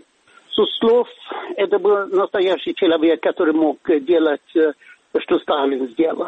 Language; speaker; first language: Russian; non-native, fluent; Swedish